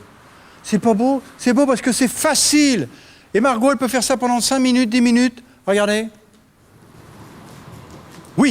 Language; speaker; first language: French; native; French